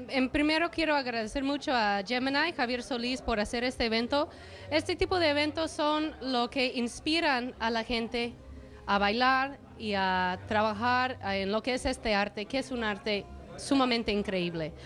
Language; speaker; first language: Spanish; non-native, fluent; English